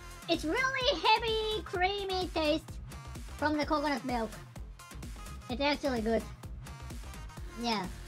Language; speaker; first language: English; non-native, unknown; Japanese